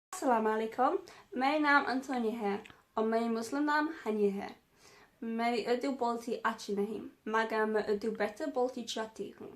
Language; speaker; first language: Hindi; non-native, learner; English